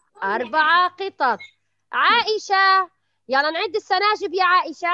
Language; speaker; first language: Arabic; native; Arabic